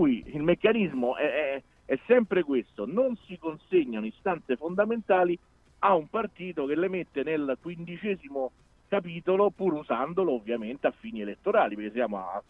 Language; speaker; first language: Italian; native; Italian